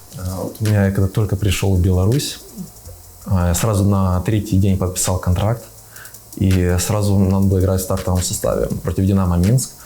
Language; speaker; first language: Russian; native; Russian